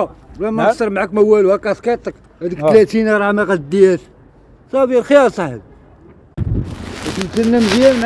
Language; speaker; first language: Arabic; native; Arabic